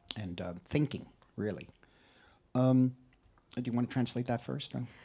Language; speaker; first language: English; native; English